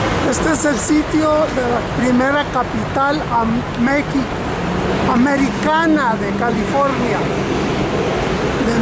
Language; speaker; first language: Spanish; early bilingual, other home language; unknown